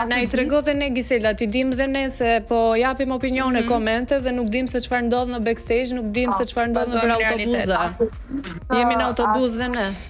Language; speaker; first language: Albanian; native; Albanian